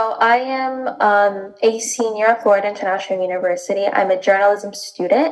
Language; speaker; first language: English; native; English